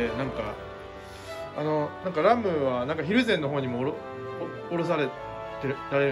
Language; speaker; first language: Japanese; native; Japanese